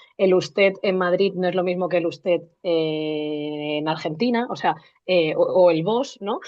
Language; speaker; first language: Spanish; native; Spanish